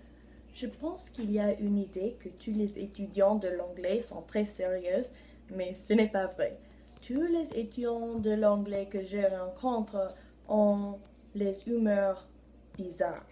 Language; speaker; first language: French; non-native, learner; English